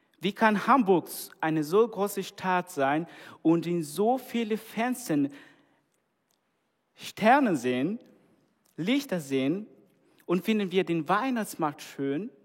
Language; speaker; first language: German; non-native, fluent; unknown